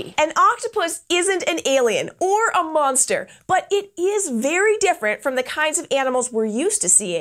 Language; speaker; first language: English; native; English